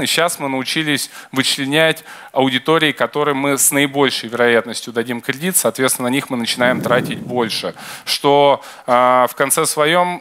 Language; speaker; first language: Russian; native; Russian